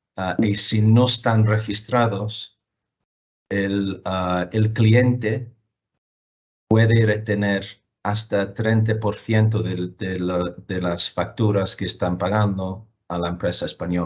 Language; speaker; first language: Spanish; non-native, fluent; English